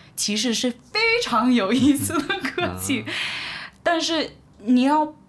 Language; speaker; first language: Chinese; non-native, fluent; English